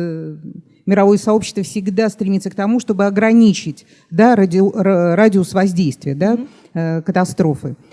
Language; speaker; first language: Russian; native; Russian